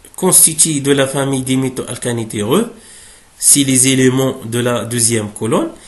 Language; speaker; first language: French; non-native, local second language; Arabic